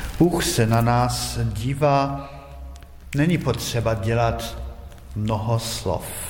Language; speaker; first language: Czech; non-native, fluent; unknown